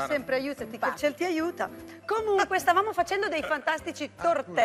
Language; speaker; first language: Italian; native; Italian